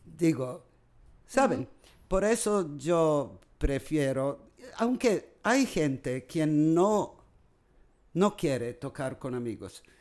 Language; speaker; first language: Spanish; non-native, fluent; Serbian